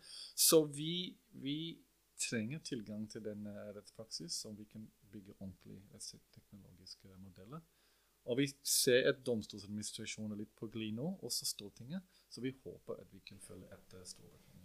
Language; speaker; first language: Norwegian; non-native, fluent; English